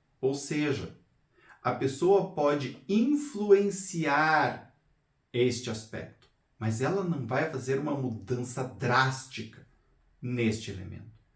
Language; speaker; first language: Portuguese; native; Portuguese